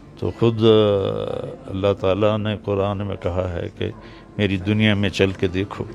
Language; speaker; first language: Urdu; non-native, local second language; Punjabi